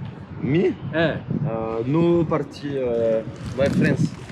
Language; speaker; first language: English; non-native, learner; French